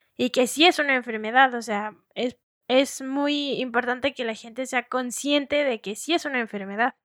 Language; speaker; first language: Spanish; native; Spanish